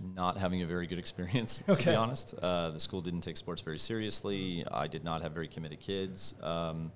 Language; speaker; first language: English; native; English